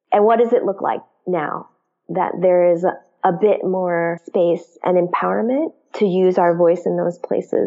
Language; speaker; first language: English; native; English